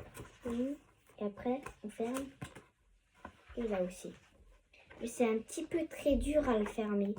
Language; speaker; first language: French; native; French